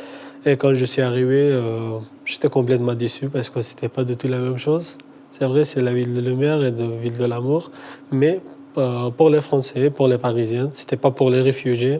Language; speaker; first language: French; non-native, fluent; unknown